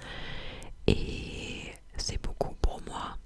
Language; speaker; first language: French; non-native, fluent; English